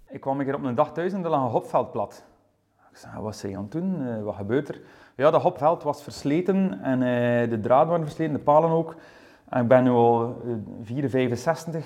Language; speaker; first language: Dutch; native; Dutch